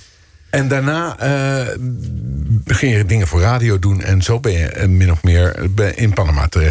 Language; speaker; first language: Dutch; native; Dutch